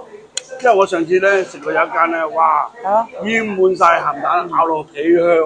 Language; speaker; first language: Cantonese; native; Cantonese